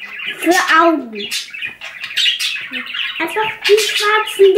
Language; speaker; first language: German; early bilingual, other home language; Turkish